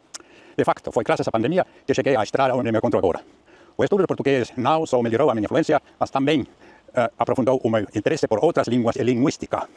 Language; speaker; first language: Portuguese; non-native, learner; Finnish